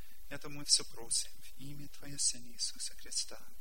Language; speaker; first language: Russian; non-native, learner; English